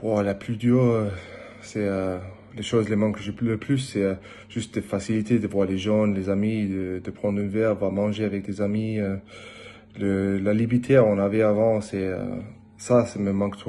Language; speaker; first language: French; non-native, learner; English